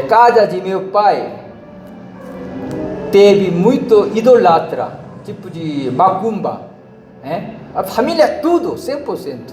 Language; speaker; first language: Portuguese; non-native, learner; Korean